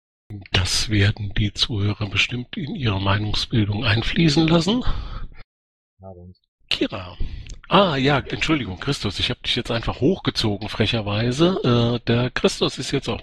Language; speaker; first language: German; native; German